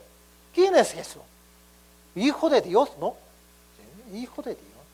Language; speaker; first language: Spanish; non-native, learner; Korean